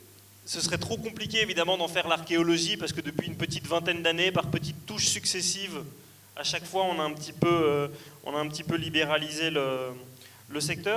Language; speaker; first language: French; native; French